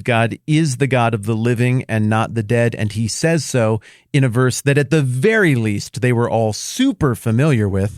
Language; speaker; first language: English; native; English